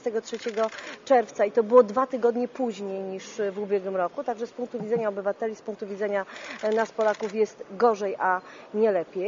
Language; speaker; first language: Polish; native; Polish